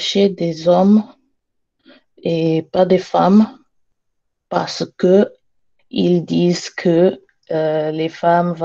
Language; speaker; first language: French; non-native, learner; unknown